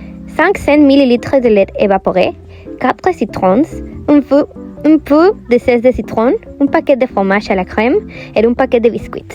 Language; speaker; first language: French; non-native, learner; Spanish